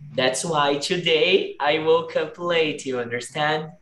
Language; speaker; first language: English; non-native, fluent; Portuguese